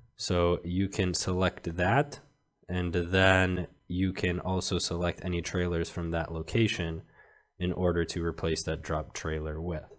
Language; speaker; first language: English; native; English